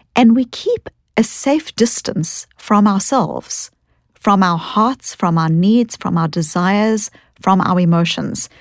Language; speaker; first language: English; native; English